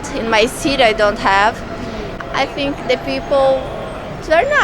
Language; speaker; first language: English; non-native, learner; Portuguese